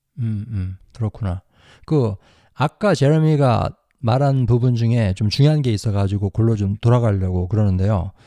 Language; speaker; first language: Korean; native; Korean